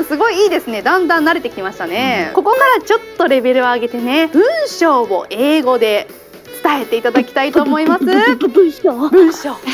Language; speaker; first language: Japanese; native; Japanese